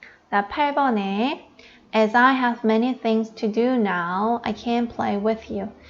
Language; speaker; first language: English; non-native, fluent; Korean